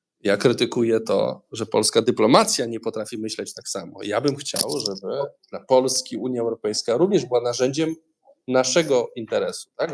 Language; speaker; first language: Polish; native; Polish